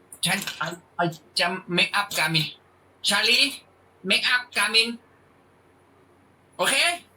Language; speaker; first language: English; non-native, learner; Thai